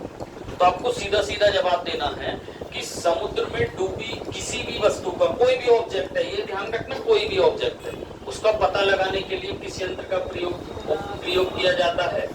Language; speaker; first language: Hindi; native; Hindi